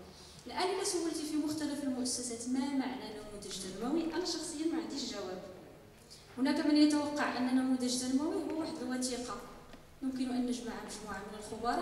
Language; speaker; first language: Arabic; native; Arabic